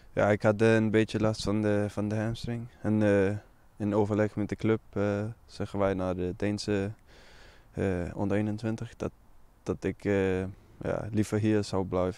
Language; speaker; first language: Dutch; non-native, fluent; Danish